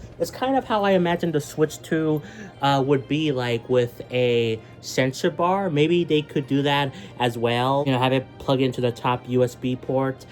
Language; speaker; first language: English; native; English